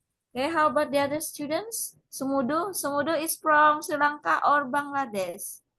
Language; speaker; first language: English; non-native, learner; Indonesian